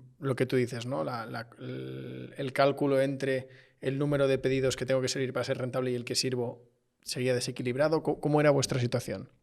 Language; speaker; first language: Spanish; native; Spanish